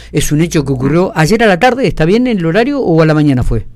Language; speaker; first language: Spanish; native; Spanish